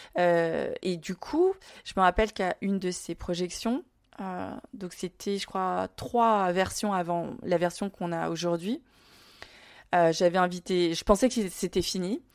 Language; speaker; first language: French; early bilingual, other home language; Vietnamese